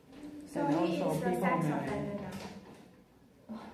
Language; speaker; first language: English; non-native, learner; Chinese